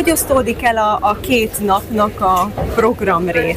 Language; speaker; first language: Hungarian; native; Hungarian